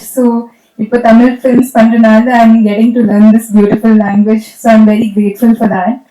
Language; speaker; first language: Tamil; non-native, learner; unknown